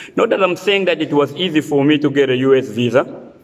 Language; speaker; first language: English; non-native, fluent; French